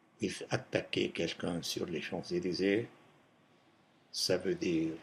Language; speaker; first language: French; non-native, local second language; Arabic